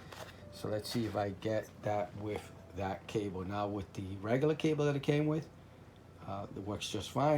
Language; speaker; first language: English; native; English